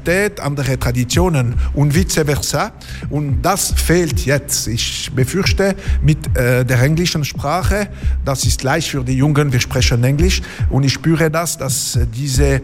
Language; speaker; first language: German; non-native, fluent; French